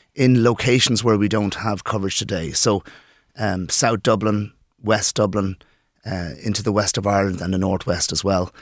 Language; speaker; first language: English; native; English